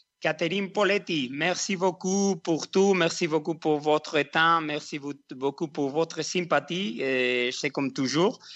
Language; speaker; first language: French; non-native, learner; Spanish